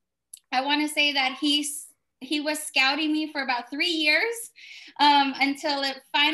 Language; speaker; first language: English; native; English